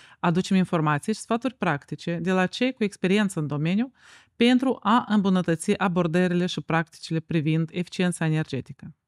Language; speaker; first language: Romanian; native; Romanian